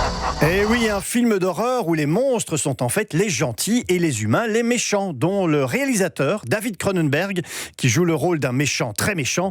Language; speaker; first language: French; native; French